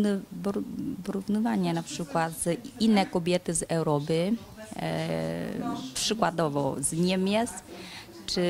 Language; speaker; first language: Polish; non-native, learner; Vietnamese